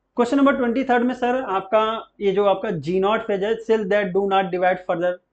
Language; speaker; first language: Hindi; native; Hindi